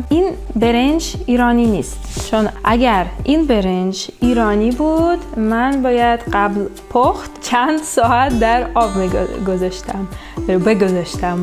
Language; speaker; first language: Persian; non-native, learner; Russian